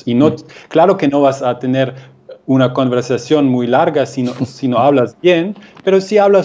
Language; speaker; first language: Spanish; non-native, fluent; German